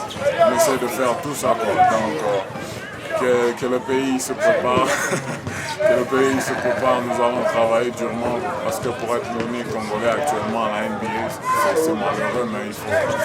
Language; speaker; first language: French; non-native, local second language; Swahili